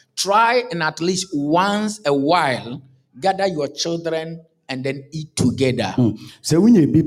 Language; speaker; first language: English; non-native, local second language; Akan